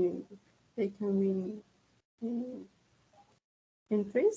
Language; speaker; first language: English; non-native, learner; Spanish